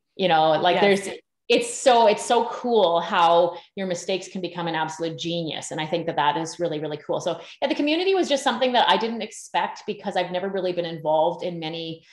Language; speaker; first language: English; native; English